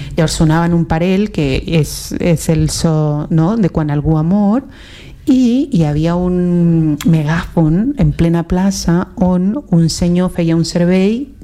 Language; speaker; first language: Catalan; non-native, fluent; Spanish